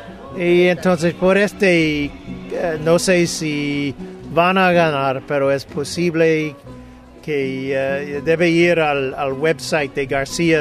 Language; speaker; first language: Spanish; non-native, fluent; English